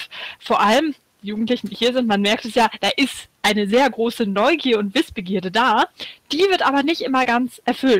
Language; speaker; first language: German; native; German